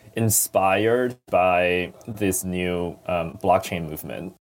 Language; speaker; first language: English; non-native, fluent; Chinese